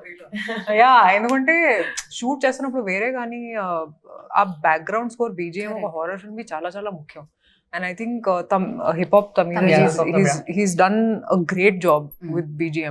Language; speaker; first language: Telugu; non-native, local second language; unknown